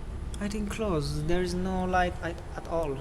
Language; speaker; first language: English; non-native, learner; French